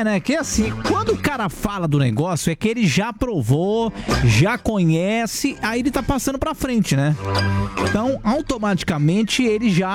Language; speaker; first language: Portuguese; native; Portuguese